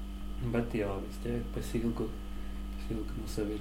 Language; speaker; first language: Lithuanian; non-native, learner; Azerbaijani